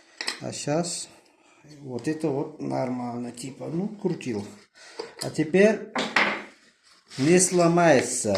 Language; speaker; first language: Russian; non-native, local second language; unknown